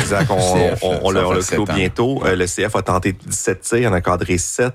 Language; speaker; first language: French; native; French